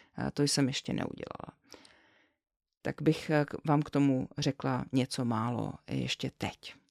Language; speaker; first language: Czech; native; Czech